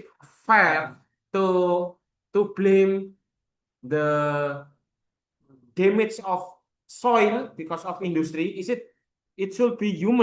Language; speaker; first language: English; non-native, learner; Indonesian